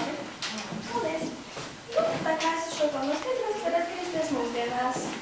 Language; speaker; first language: Latvian; native; Latvian